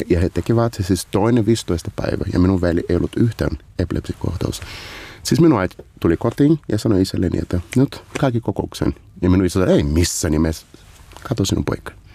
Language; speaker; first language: Finnish; non-native, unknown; Portuguese